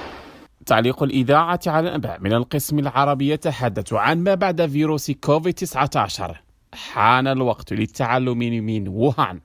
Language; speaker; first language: Arabic; non-native, fluent; Indonesian